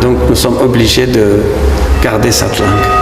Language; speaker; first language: French; non-native, fluent; Aramaic